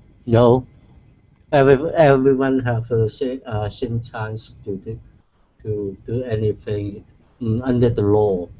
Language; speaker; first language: English; non-native, learner; Chinese